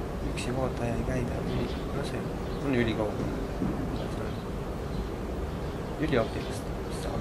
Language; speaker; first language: Finnish; non-native, learner; Estonian